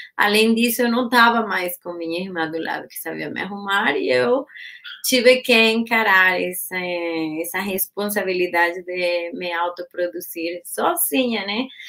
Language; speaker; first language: Portuguese; non-native, fluent; Spanish